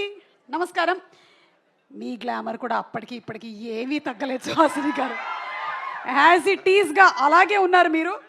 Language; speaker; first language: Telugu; native; Telugu